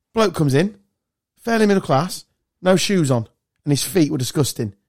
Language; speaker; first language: English; native; English